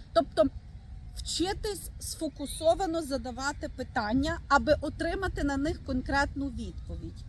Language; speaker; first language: Ukrainian; native; Ukrainian